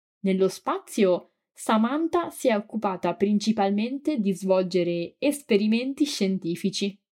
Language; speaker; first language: Italian; native; Italian